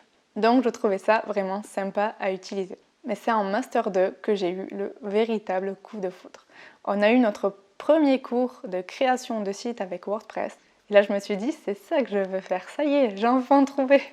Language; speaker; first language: French; native; French